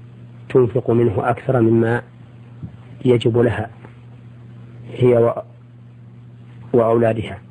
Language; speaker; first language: Arabic; native; Arabic